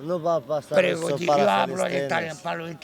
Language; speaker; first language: Spanish; non-native, learner; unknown